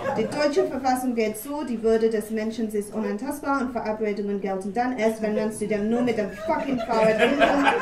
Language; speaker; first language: German; non-native, fluent; English